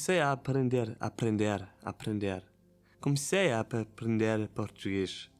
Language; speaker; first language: Portuguese; non-native, learner; German